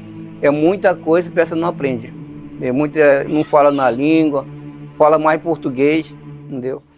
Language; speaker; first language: Portuguese; non-native, local second language; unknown